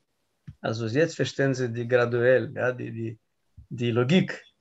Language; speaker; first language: German; non-native, learner; Russian